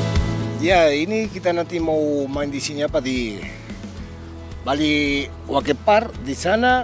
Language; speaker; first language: Indonesian; non-native, fluent; Spanish